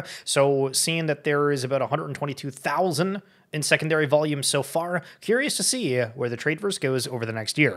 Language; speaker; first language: English; native; English